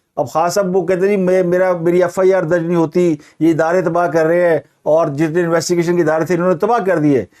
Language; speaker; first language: Urdu; non-native, local second language; Punjabi